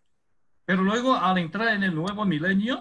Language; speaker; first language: Spanish; non-native, fluent; Chinese